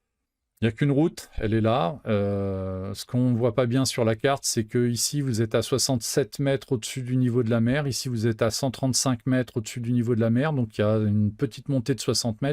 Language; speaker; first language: French; native; French